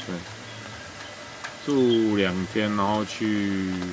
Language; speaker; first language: Chinese; non-native, fluent; English